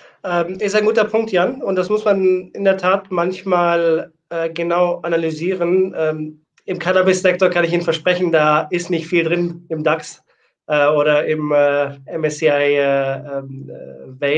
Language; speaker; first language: German; native; German